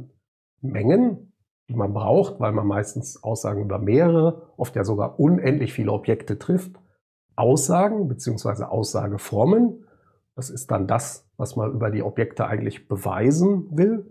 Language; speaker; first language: German; native; German